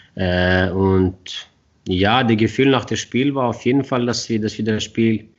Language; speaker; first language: German; non-native, fluent; Swedish